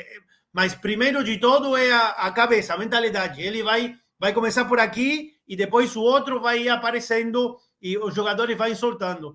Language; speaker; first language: Portuguese; non-native, learner; Spanish